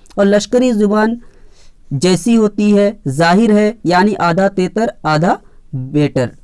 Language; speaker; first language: Urdu; native; Urdu